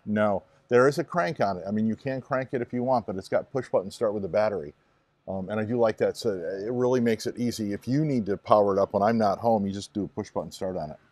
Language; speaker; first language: English; native; English